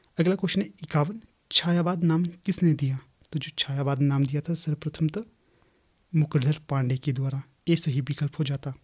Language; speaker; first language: Hindi; native; Hindi